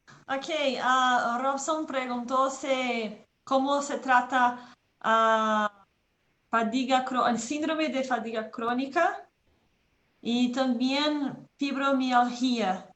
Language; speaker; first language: Spanish; non-native, learner; Portuguese